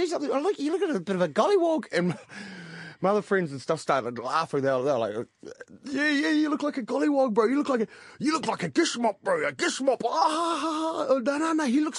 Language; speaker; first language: English; native; English